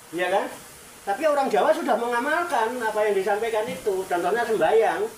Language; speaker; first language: Indonesian; non-native, local second language; Javanese